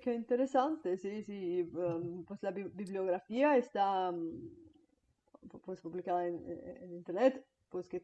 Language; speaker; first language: Spanish; non-native, fluent; Bulgarian